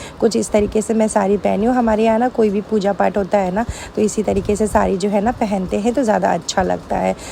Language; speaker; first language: Hindi; native; Hindi